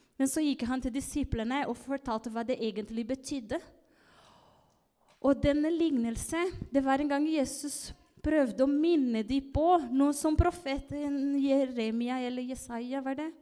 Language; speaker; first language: Norwegian; non-native, fluent; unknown